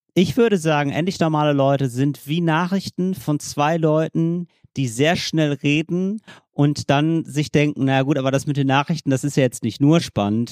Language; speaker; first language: German; native; German